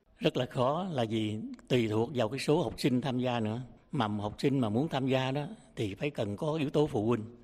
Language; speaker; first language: Vietnamese; native; Vietnamese